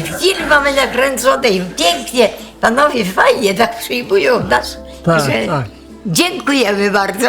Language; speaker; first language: Polish; native; Polish